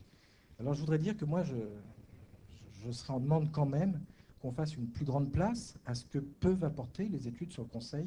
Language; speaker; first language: French; native; French